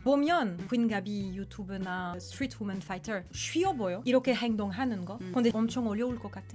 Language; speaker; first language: Korean; non-native, learner; French